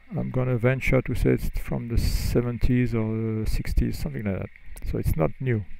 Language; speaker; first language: English; non-native, fluent; French